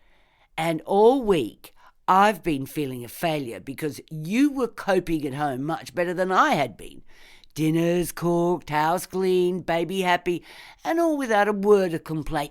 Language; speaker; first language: English; native; English